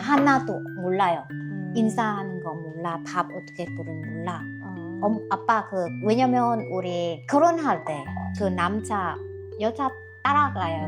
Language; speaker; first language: Korean; non-native, learner; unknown